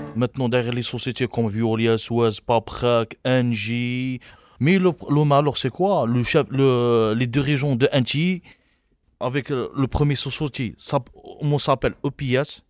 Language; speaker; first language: French; non-native, local second language; Arabic